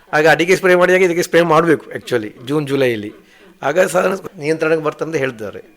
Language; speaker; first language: Kannada; native; Kannada